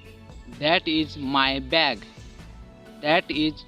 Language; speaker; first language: English; non-native, local second language; Odia